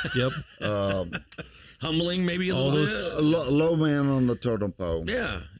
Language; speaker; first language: English; native; English